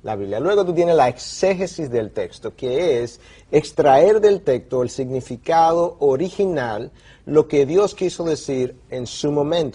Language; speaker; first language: Spanish; native; Spanish